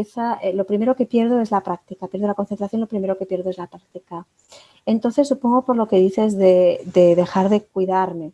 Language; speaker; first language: Spanish; native; Spanish